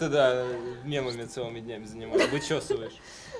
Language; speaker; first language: Russian; native; Russian